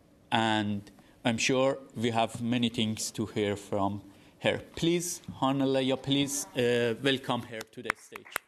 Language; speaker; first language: English; non-native, fluent; Persian